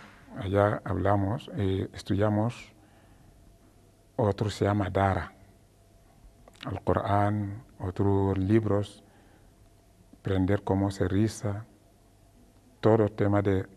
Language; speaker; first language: Spanish; non-native, learner; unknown